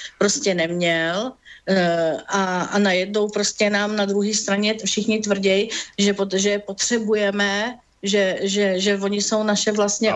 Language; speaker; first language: Czech; native; Czech